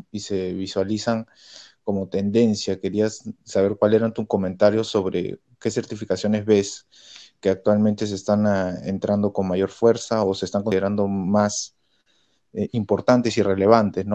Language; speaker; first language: Spanish; native; Spanish